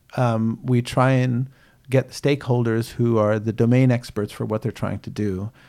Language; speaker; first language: English; native; English